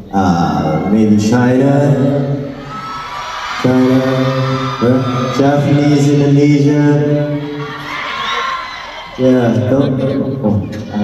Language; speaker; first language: English; non-native, learner; Thai